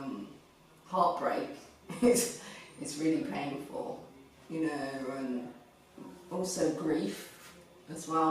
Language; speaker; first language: English; native; English